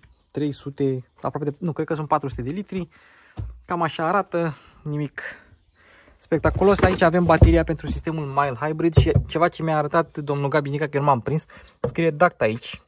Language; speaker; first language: Romanian; native; Romanian